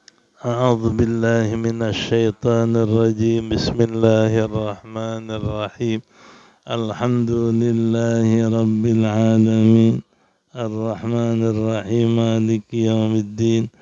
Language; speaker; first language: Arabic; non-native, fluent; Indonesian